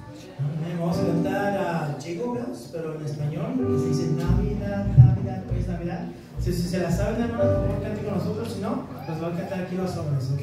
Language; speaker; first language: Spanish; early bilingual, heritage; Spanish